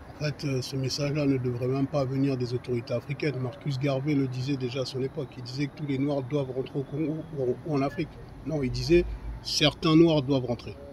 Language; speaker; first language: French; non-native, local second language; Lingala